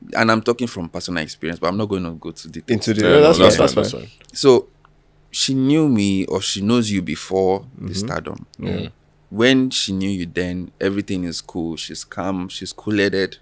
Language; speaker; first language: English; non-native, local second language; Yoruba